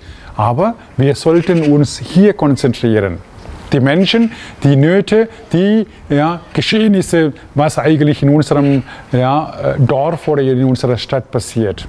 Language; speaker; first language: German; non-native, fluent; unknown